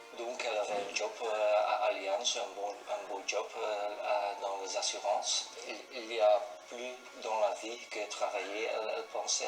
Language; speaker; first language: French; non-native, local second language; Dutch